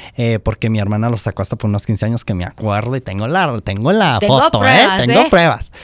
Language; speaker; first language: Spanish; native; Spanish